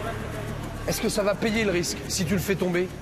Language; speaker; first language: French; native; French